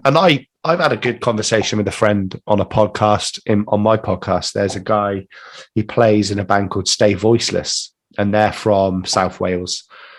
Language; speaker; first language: English; native; English